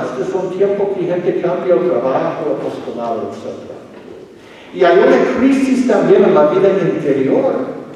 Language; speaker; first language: Spanish; non-native, fluent; English